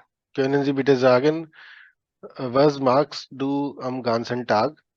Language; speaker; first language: German; non-native, fluent; Hindi